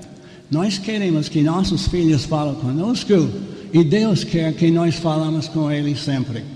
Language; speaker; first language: Portuguese; non-native, fluent; English